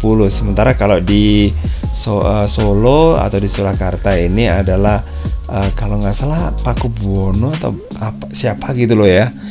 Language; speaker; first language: Indonesian; native; Indonesian